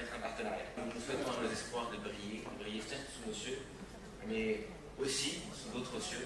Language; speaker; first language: French; non-native, local second language; Arabic